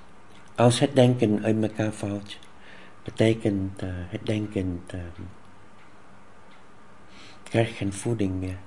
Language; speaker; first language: Dutch; non-native, fluent; Vietnamese